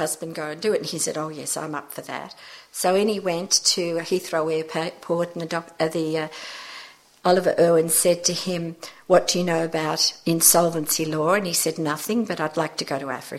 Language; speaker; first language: English; native; English